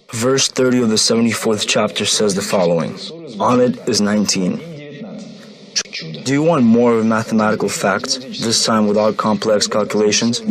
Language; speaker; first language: English; non-native, fluent; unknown